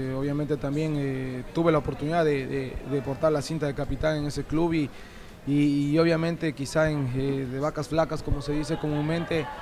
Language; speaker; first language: Spanish; native; Spanish